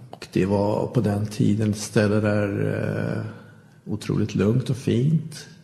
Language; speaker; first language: Swedish; native; Swedish